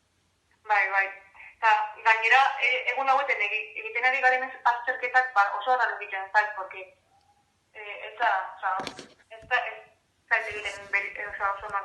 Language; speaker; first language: Basque; non-native, local second language; Spanish